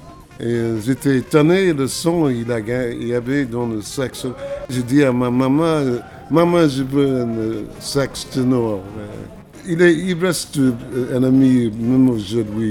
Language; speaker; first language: French; non-native, fluent; English